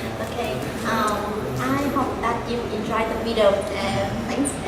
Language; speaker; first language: English; non-native, fluent; Vietnamese